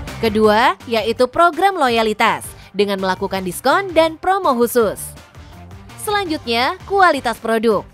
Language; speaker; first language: Indonesian; native; Indonesian